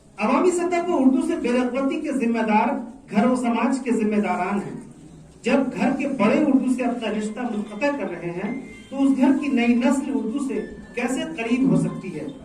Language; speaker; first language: Urdu; native; Urdu